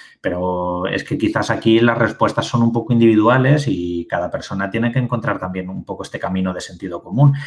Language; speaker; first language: Spanish; native; Spanish